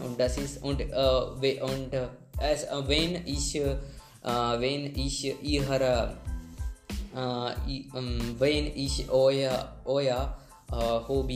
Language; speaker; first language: German; non-native, learner; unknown